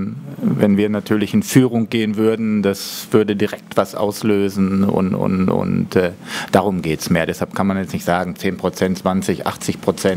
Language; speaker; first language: German; native; German